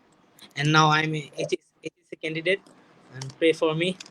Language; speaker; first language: English; non-native, learner; Bangla